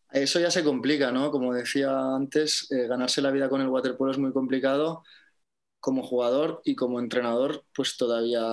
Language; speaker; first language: Spanish; native; Spanish